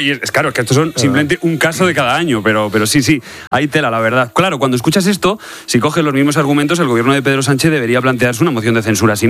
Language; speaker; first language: Spanish; native; Spanish